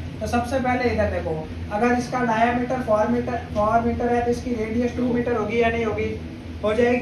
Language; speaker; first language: Hindi; native; Hindi